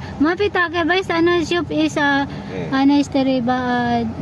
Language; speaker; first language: Arabic; non-native, learner; Filipino